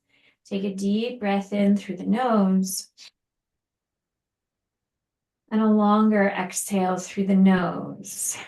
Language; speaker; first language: English; native; English